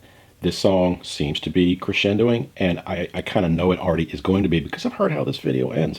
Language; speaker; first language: English; native; English